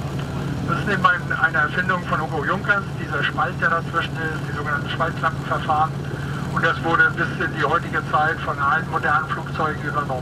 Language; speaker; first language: German; native; German